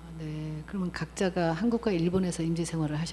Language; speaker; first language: Korean; native; Korean